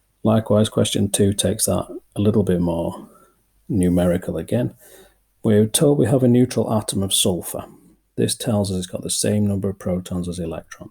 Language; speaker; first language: English; native; English